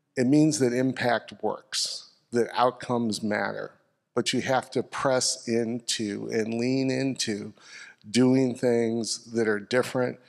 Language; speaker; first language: English; native; English